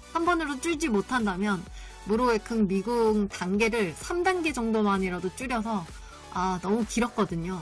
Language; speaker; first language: Korean; native; Korean